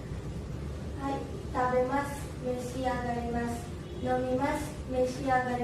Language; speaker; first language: Japanese; non-native, learner; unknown